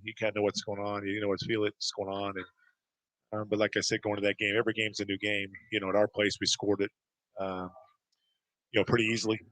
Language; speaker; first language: English; native; English